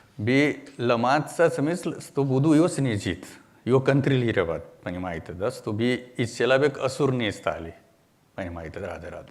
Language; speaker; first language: Russian; non-native, learner; Hindi